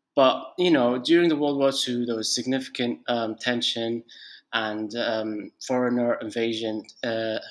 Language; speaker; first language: English; non-native, fluent; Arabic